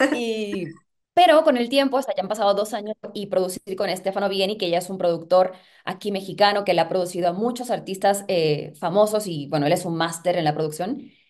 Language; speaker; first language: Spanish; native; Spanish